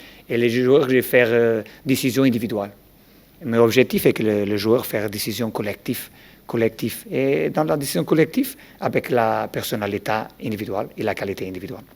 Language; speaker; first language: French; non-native, learner; Portuguese